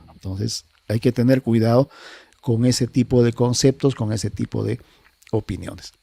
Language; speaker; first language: Spanish; native; Spanish